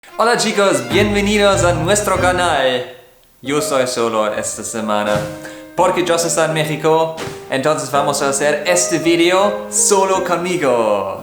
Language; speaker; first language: Spanish; non-native, fluent; German